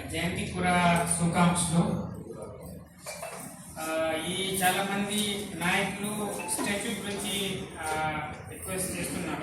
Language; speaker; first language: Telugu; non-native, learner; Hindi